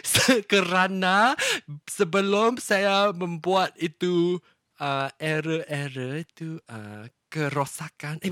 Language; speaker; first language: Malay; non-native, local second language; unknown